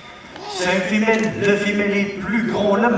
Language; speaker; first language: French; non-native, learner; Dutch